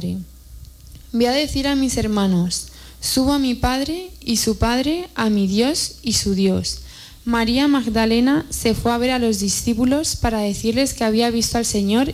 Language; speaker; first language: Spanish; native; Spanish